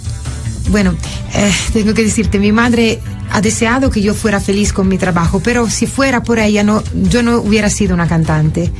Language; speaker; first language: Spanish; non-native, fluent; Italian